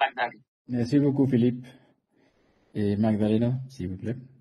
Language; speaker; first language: French; non-native, fluent; Spanish